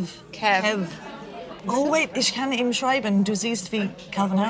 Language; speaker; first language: German; non-native, learner; English